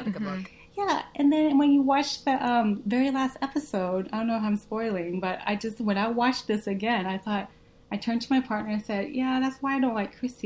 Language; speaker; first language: English; early bilingual, other home language; Vietnamese